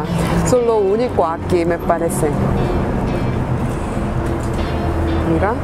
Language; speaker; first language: Spanish; non-native, learner; Korean